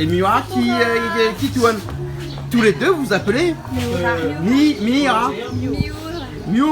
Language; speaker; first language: French; native; French